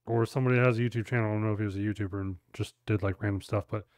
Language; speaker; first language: English; native; English